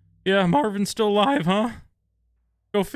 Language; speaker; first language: English; native; English